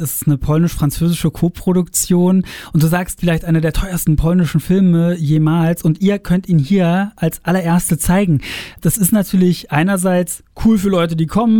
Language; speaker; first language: German; native; German